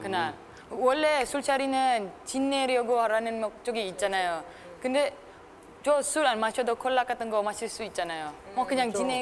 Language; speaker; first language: Korean; non-native, fluent; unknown